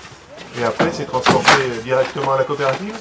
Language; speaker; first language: French; native; French